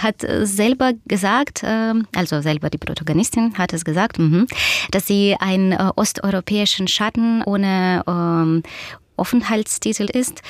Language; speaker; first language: German; non-native, fluent; Russian